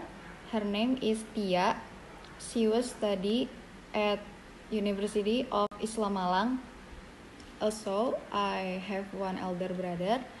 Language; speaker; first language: English; non-native, learner; Indonesian